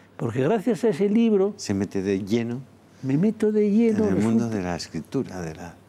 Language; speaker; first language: Spanish; native; Spanish